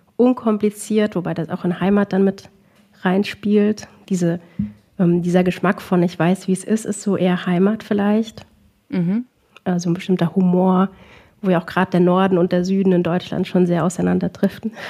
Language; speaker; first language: German; early bilingual, other home language; Arabic